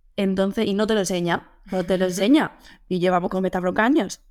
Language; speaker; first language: Spanish; native; Spanish